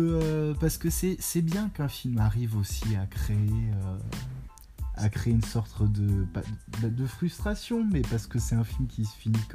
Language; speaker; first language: French; native; French